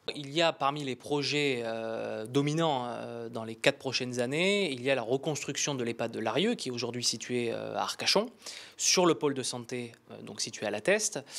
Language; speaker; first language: French; native; French